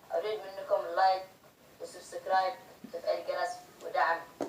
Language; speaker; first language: Arabic; early bilingual, other home language; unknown